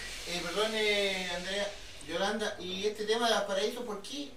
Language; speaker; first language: Spanish; native; Spanish